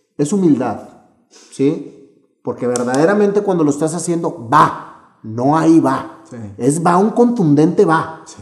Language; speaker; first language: Spanish; native; Spanish